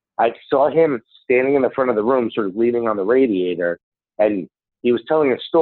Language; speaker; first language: English; early bilingual, other home language; Spanish